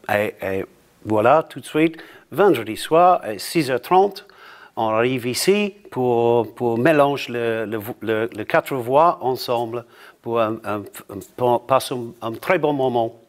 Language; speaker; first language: French; non-native, learner; English